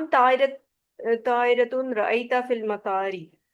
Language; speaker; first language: Arabic; non-native, learner; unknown